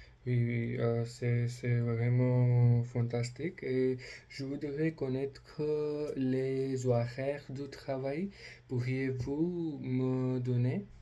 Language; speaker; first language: French; non-native, learner; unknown